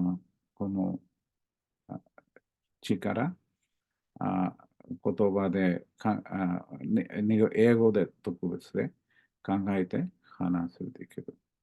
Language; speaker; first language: Japanese; non-native, learner; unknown